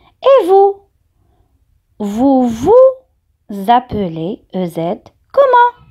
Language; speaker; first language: French; non-native, local second language; Arabic